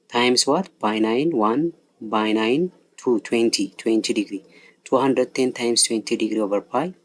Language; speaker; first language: English; non-native, local second language; Amharic